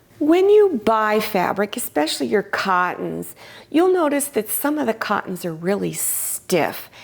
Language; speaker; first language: English; native; English